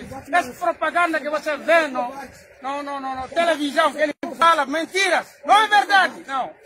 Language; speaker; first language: Portuguese; non-native, learner; Haitian Creole